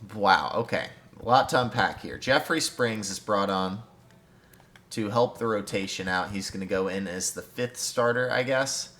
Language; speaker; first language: English; native; English